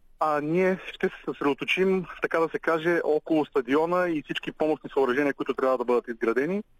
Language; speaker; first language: Bulgarian; native; Bulgarian